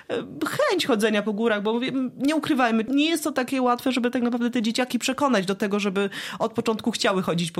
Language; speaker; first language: Polish; native; Polish